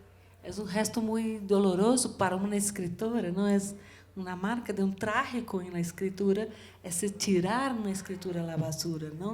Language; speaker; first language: Spanish; non-native, learner; Portuguese